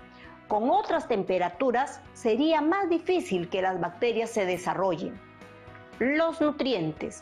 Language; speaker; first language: Spanish; native; Spanish